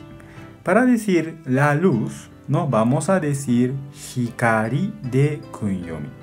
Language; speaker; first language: Spanish; non-native, fluent; Japanese